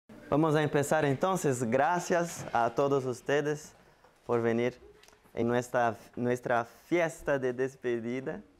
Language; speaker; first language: Spanish; non-native, fluent; Portuguese